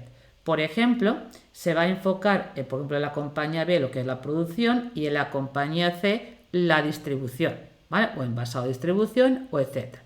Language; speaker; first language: Spanish; native; Spanish